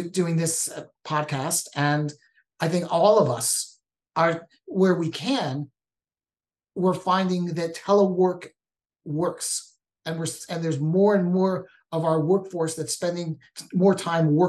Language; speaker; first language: English; native; English